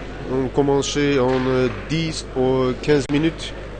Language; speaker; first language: French; non-native, learner; Dutch